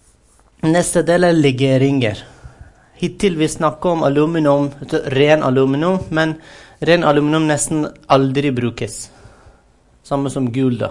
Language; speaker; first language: Norwegian; non-native, fluent; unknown